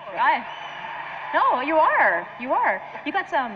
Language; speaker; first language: English; native; English